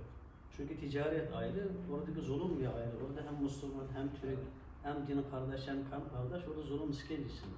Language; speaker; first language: Turkish; non-native, learner; Uyghur